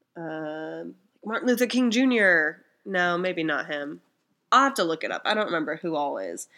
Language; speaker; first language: English; native; English